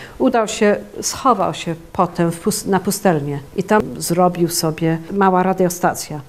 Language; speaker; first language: Polish; early bilingual, heritage; Polish